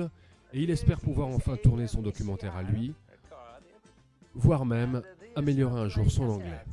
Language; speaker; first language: French; native; French